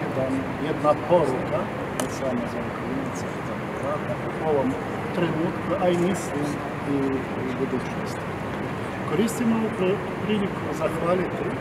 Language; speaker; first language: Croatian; non-native, fluent; Ukrainian